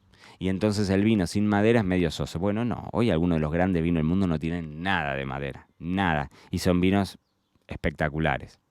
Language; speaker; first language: Spanish; native; Spanish